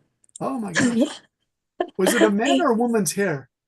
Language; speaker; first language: English; native; English